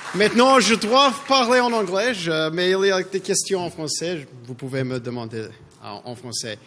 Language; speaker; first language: French; non-native, learner; English